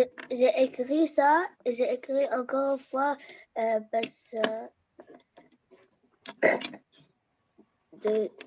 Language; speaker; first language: French; non-native, learner; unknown